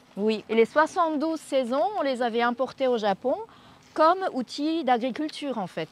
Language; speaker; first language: French; non-native, fluent; Japanese